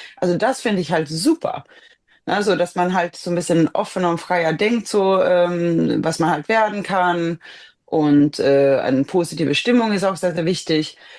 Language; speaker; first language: German; non-native, fluent; Swedish